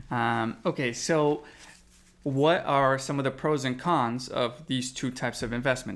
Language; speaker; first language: English; native; English